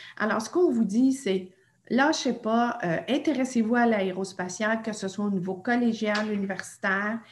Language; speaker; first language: French; native; French